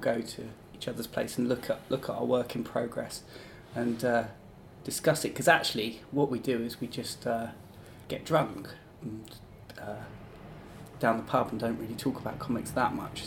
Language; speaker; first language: English; native; English